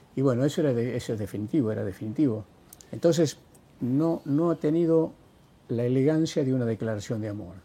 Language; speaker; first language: Spanish; native; Spanish